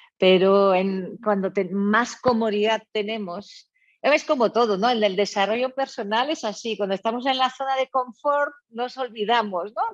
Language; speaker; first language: Spanish; non-native, fluent; French